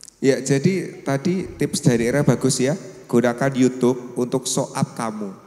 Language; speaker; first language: Indonesian; native; Indonesian